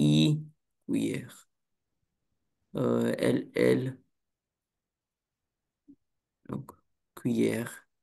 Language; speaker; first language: French; non-native, learner; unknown